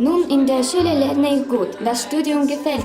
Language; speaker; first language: German; non-native, learner; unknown